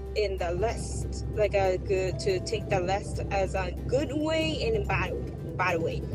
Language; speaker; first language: English; non-native, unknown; Japanese